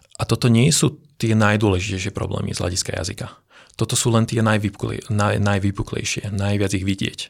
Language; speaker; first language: Slovak; non-native, local second language; Hungarian